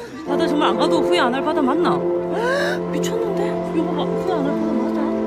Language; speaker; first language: Korean; native; Korean